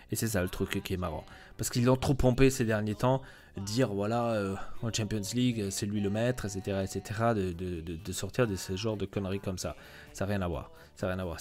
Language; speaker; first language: French; native; French